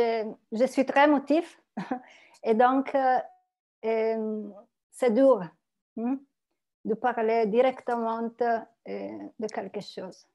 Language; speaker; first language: French; non-native, learner; Italian